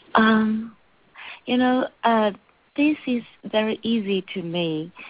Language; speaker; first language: English; non-native, learner; Chinese